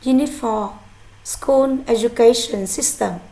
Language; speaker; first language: English; non-native, fluent; Vietnamese